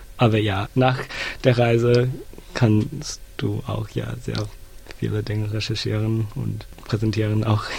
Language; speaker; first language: German; non-native, learner; Chinese